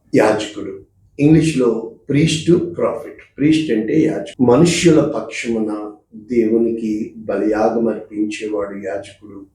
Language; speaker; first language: Telugu; native; Telugu